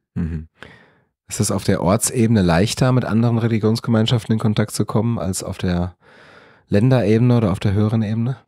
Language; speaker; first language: German; native; German